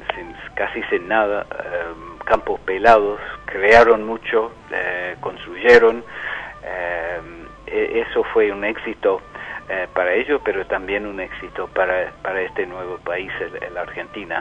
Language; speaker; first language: Spanish; non-native, fluent; English